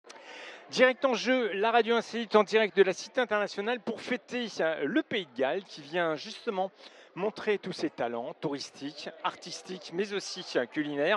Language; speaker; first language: French; native; French